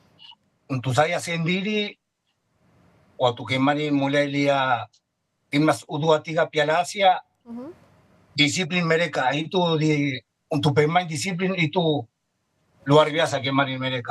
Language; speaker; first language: Indonesian; non-native, fluent; Spanish